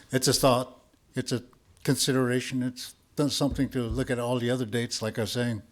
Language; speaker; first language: English; early bilingual, other home language; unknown